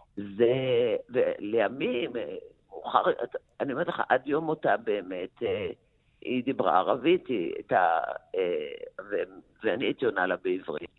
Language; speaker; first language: Hebrew; native; Hebrew